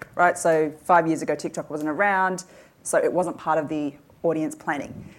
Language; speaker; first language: English; early bilingual, other home language; Hindi